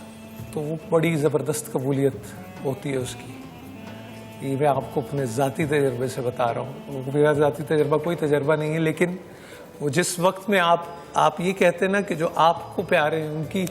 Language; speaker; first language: Urdu; native; Urdu